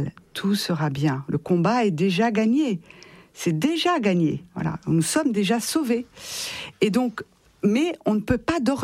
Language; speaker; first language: French; native; French